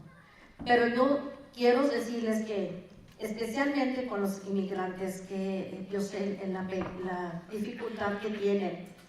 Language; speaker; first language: Spanish; early bilingual, heritage; Spanish